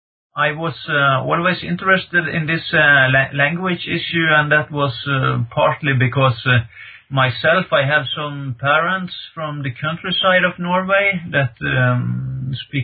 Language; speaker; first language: English; non-native, fluent; Norwegian